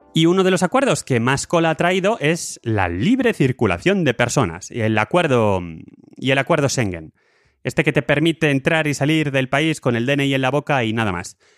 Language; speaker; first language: Spanish; native; Spanish